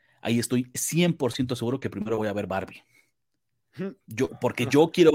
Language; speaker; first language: Spanish; native; Spanish